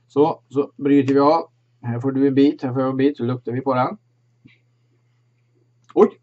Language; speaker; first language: Swedish; native; Swedish